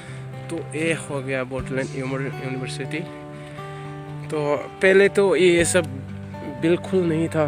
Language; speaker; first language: Hindi; non-native, local second language; Bodo